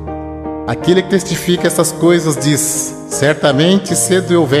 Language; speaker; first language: Portuguese; native; Portuguese